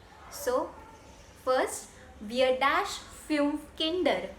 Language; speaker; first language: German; non-native, fluent; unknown